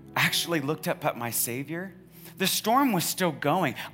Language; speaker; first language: English; native; English